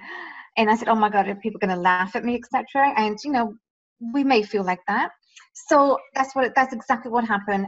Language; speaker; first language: English; native; English